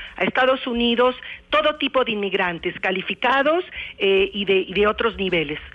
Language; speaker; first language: Spanish; native; Spanish